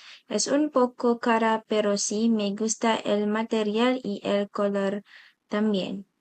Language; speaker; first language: Spanish; non-native, learner; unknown